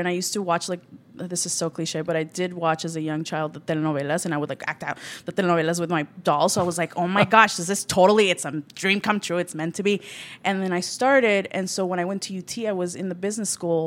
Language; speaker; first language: English; early bilingual, other home language; Spanish